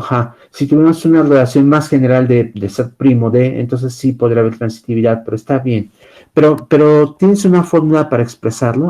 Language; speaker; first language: Spanish; native; Spanish